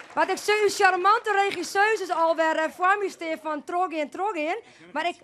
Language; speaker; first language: Dutch; non-native, fluent; Thai